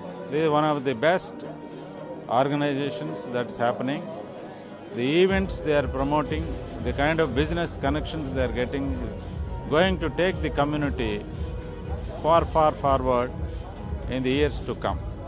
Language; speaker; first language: English; non-native, local second language; Telugu